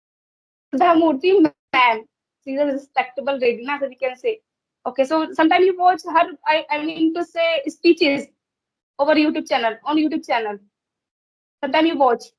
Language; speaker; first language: English; non-native, learner; Hindi